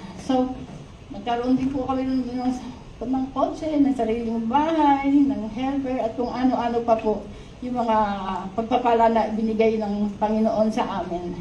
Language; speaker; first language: Filipino; native; Filipino